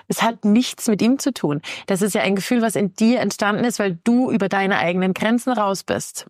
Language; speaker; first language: German; native; German